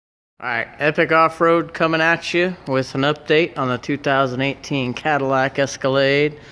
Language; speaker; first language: English; native; English